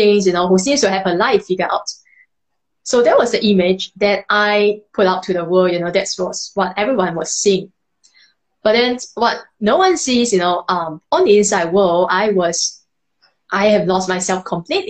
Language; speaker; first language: English; non-native, local second language; Chinese